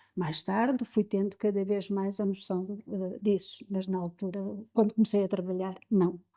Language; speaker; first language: Portuguese; native; Portuguese